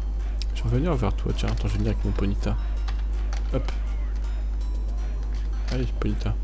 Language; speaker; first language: French; native; French